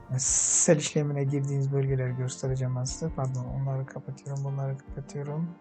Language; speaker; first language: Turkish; non-native, fluent; Uzbek